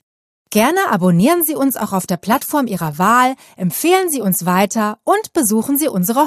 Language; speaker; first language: German; native; German